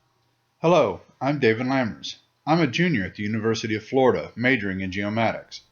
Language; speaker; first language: English; native; English